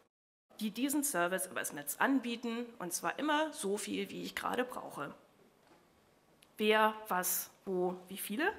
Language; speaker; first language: German; native; German